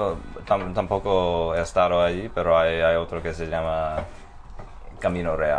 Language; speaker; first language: Spanish; non-native, fluent; English